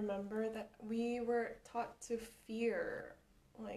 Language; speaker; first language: English; non-native, local second language; Cebuano